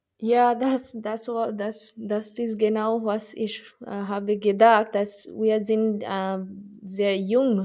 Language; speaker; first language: German; non-native, learner; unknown